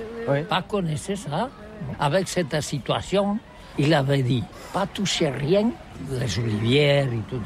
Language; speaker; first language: French; non-native, learner; Catalan